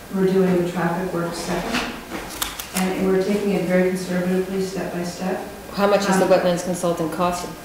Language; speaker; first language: English; native; English